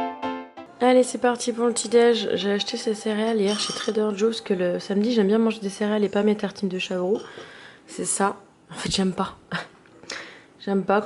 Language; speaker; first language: French; native; French